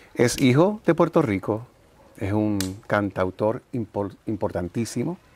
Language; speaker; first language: Spanish; native; Spanish